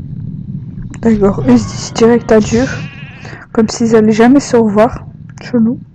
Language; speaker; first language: French; native; French